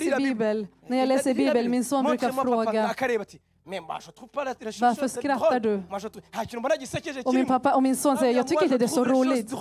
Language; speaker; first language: Swedish; early bilingual, other home language; Kinyarwanda